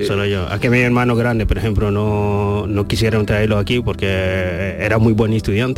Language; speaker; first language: Spanish; early bilingual, other home language; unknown